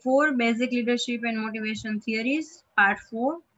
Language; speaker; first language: English; non-native, local second language; Gujarati